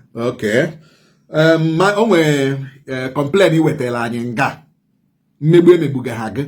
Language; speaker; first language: Igbo; native; Igbo